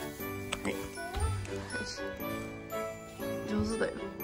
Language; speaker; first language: Japanese; native; Japanese